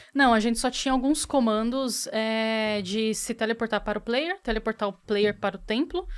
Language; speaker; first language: Portuguese; native; Portuguese